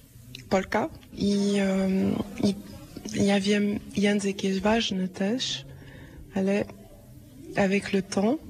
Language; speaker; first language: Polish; early bilingual, heritage; French